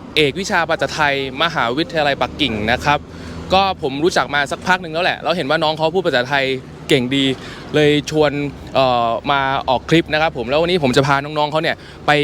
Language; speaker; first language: Thai; native; Thai